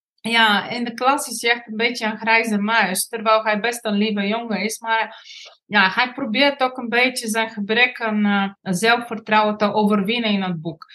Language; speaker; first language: Dutch; non-native, fluent; Bulgarian